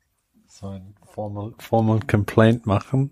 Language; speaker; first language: German; non-native, fluent; Bulgarian